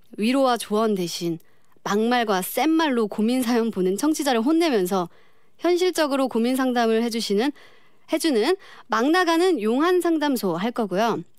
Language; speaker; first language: Korean; native; Korean